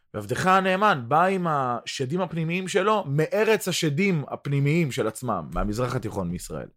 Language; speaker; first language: Hebrew; early bilingual, other home language; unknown